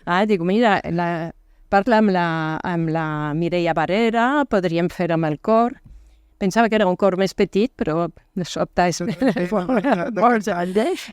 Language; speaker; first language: Catalan; non-native, fluent; French